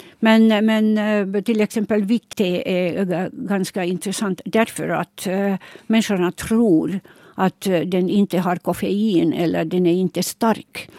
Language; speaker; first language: Swedish; non-native, local second language; Finnish